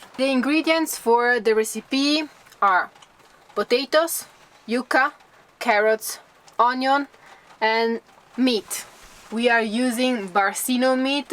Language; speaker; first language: English; non-native, fluent; Italian